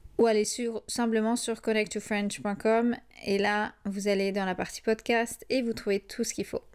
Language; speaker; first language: French; native; French